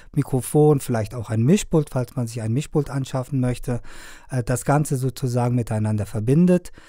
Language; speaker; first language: German; non-native, fluent; Persian